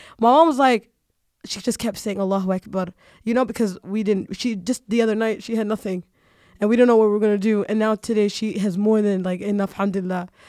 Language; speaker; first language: English; early bilingual, other home language; Somali